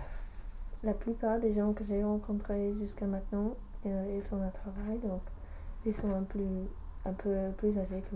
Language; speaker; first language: French; non-native, learner; English